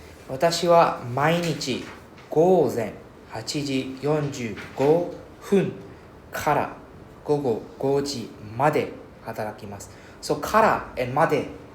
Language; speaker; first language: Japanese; non-native, fluent; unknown